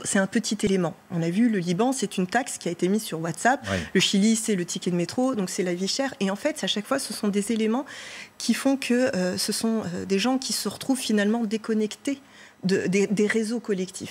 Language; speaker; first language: French; native; French